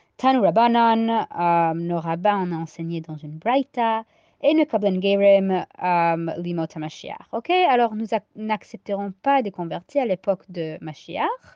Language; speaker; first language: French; non-native, fluent; English